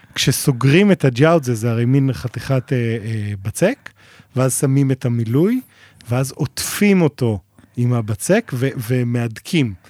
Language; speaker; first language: Hebrew; native; Hebrew